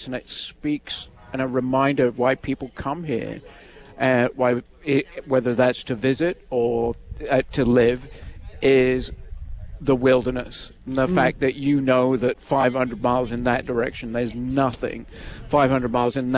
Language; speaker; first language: English; native; English